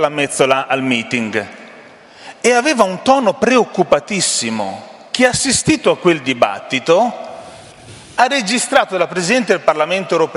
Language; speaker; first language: Italian; native; Italian